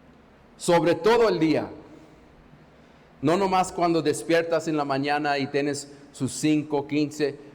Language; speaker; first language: Spanish; non-native, fluent; English